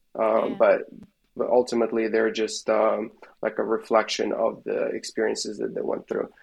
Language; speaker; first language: English; non-native, fluent; Russian